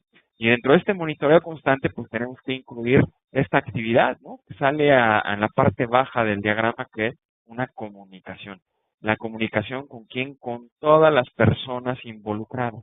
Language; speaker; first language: Spanish; native; Spanish